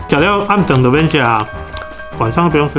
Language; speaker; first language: Chinese; native; Chinese